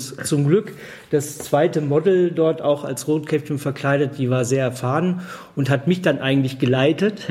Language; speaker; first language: German; native; German